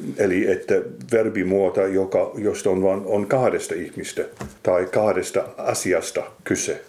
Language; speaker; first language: Finnish; non-native, fluent; English